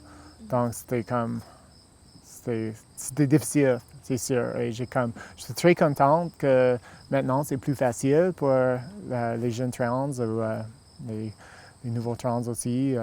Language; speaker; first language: French; non-native, local second language; English